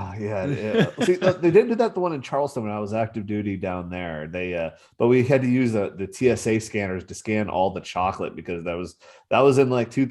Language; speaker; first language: English; native; English